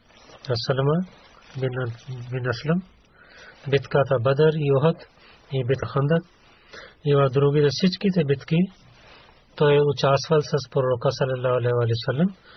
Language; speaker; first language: Bulgarian; non-native, learner; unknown